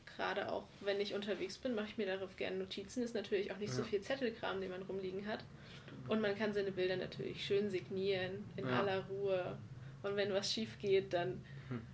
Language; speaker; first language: German; native; German